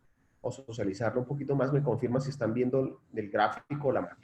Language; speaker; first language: Spanish; native; Spanish